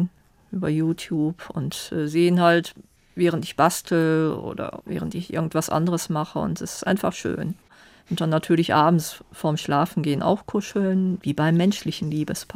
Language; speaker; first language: German; native; German